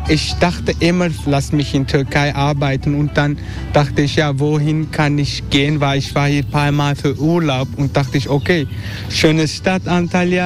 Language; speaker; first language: German; non-native, learner; Turkish